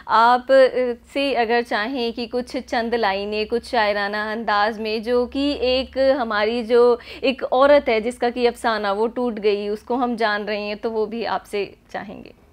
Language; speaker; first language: Hindi; native; Hindi